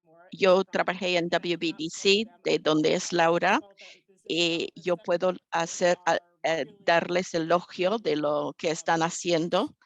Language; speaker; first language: Spanish; non-native, fluent; English